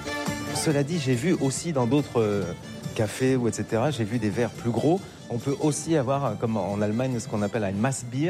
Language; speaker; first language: French; native; French